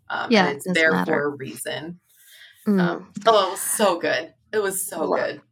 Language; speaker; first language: English; native; English